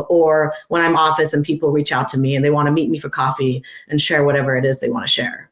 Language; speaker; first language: English; non-native, fluent; Persian